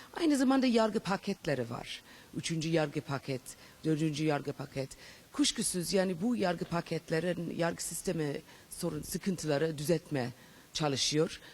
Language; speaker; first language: Turkish; non-native, fluent; English